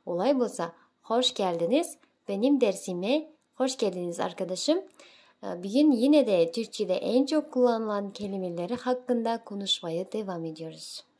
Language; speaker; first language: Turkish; non-native, fluent; Kazakh